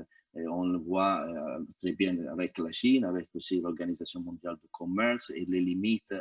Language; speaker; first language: French; non-native, fluent; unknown